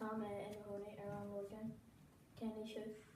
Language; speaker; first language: Irish; non-native, learner; English